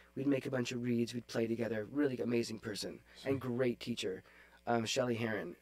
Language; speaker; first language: English; native; English